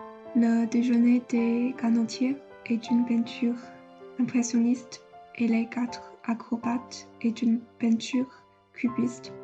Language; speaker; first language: French; non-native, learner; Chinese